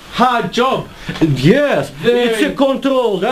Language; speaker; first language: English; non-native, learner; Russian